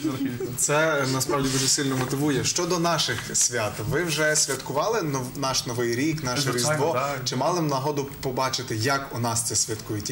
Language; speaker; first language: Ukrainian; native; Ukrainian